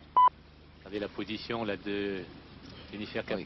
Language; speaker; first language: French; native; French